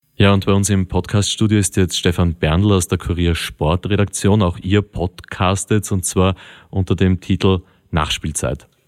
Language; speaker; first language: German; native; German